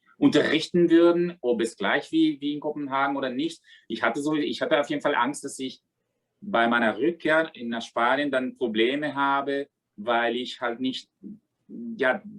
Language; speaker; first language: German; non-native, fluent; Spanish